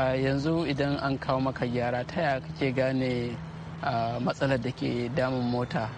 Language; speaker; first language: Hausa; non-native, local second language; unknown